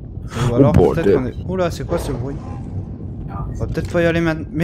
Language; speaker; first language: French; native; French